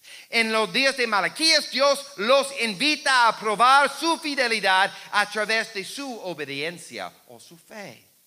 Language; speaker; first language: Spanish; non-native, fluent; English